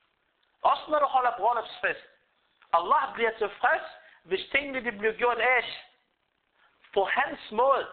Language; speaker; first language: Danish; early bilingual, other home language; Arabic